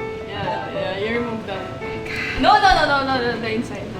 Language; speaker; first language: English; non-native, local second language; Filipino